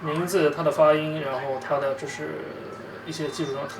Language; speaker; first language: Chinese; native; Chinese